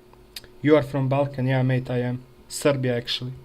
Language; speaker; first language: English; non-native, fluent; Serbian